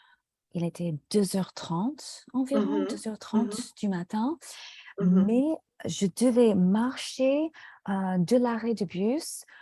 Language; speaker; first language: French; non-native, fluent; English